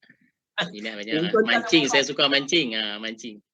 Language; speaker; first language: Malay; native; Malay